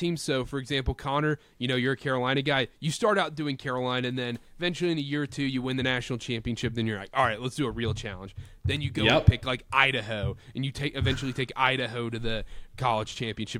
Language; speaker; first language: English; native; English